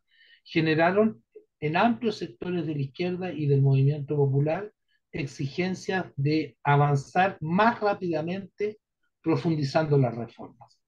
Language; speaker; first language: Spanish; native; Spanish